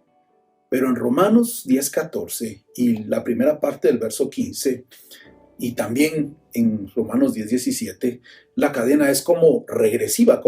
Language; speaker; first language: Spanish; native; Spanish